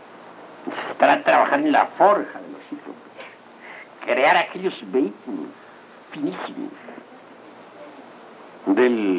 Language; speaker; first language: Spanish; native; Spanish